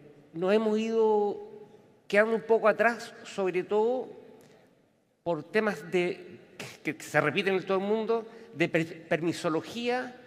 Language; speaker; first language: Spanish; native; Spanish